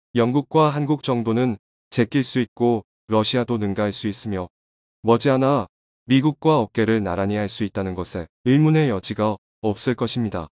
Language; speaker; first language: Korean; native; Korean